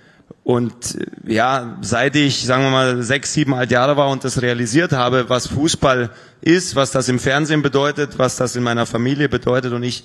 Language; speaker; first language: German; native; German